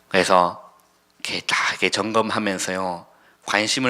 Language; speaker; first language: Korean; native; Korean